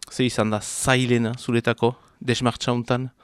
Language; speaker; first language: Basque; native; Basque